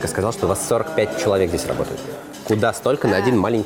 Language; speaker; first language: Russian; native; Russian